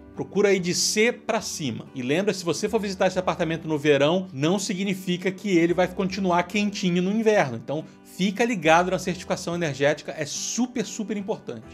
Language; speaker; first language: Portuguese; native; Portuguese